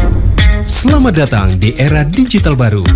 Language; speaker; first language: Indonesian; native; Indonesian